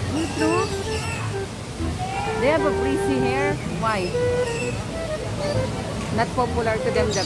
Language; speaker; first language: English; non-native, local second language; Filipino